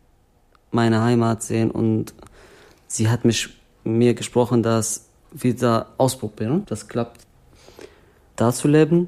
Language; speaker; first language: German; non-native, learner; Arabic